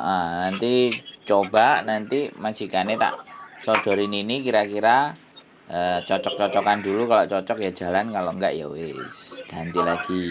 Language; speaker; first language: Indonesian; non-native, local second language; Javanese